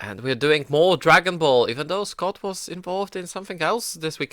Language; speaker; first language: English; native; English